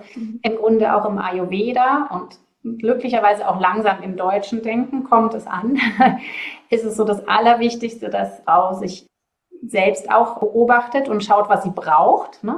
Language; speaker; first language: German; native; German